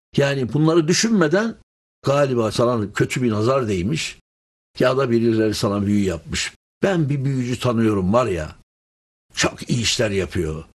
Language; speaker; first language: Turkish; native; Turkish